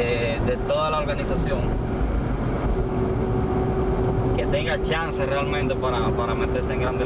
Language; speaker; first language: Spanish; native; Spanish